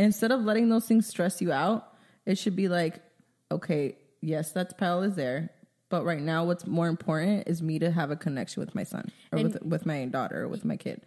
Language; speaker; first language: English; early bilingual, other home language; Spanish